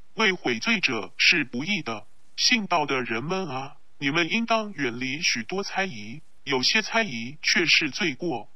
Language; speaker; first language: Chinese; non-native, local second language; Cantonese